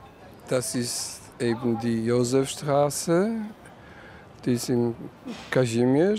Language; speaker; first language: German; non-native, fluent; Polish